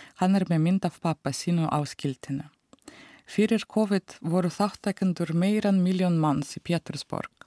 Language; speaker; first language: Icelandic; non-native, fluent; Russian